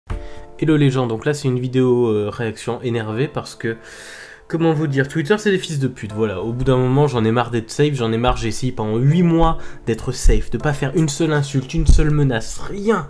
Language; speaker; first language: French; native; French